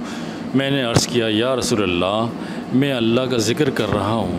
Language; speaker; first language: Urdu; native; Urdu